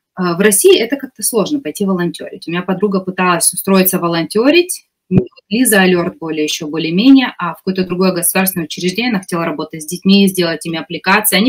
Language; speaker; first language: Russian; native; Russian